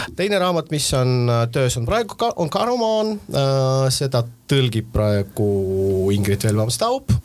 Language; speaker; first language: Estonian; non-native, local second language; Russian